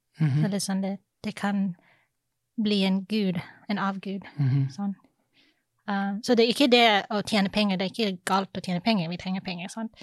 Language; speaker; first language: Norwegian; non-native, fluent; English